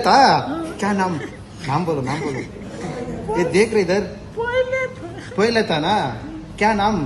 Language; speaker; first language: Hindi; non-native, local second language; Kannada